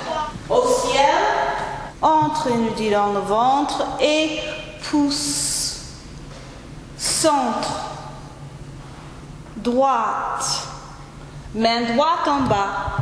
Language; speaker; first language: French; non-native, learner; English